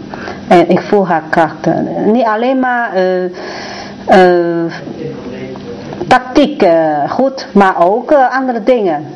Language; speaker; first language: Dutch; non-native, learner; Chinese